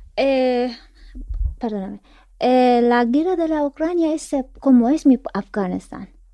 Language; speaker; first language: Spanish; non-native, learner; Persian